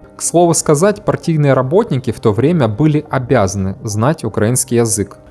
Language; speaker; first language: Russian; native; Russian